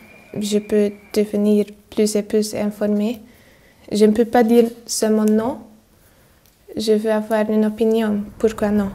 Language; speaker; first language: French; non-native, learner; Hungarian